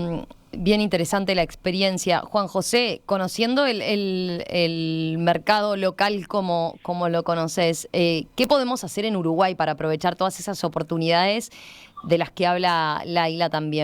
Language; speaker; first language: Spanish; native; Spanish